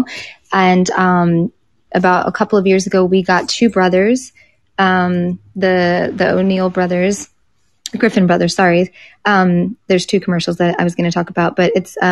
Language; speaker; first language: English; native; English